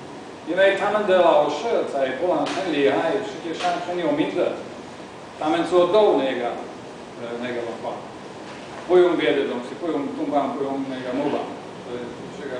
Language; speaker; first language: Chinese; non-native, learner; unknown